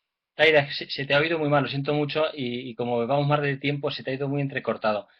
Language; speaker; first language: Spanish; native; Spanish